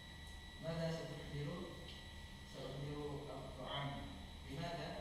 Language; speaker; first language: Arabic; non-native, learner; Indonesian